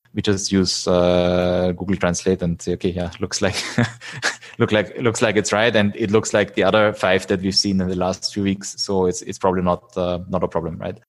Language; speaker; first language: English; non-native, fluent; German